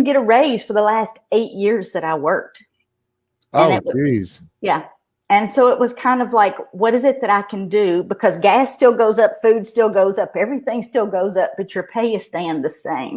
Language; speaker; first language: English; native; English